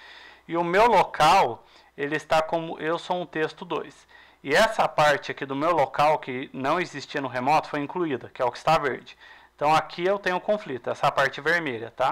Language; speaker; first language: Portuguese; native; Portuguese